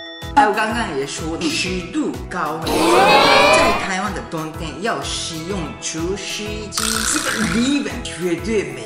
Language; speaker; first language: Chinese; non-native, fluent; Japanese